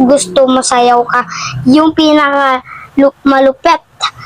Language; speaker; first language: Filipino; native; Filipino